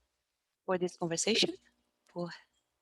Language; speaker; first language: French; non-native, learner; Portuguese